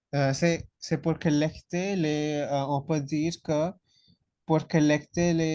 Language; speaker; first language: French; non-native, fluent; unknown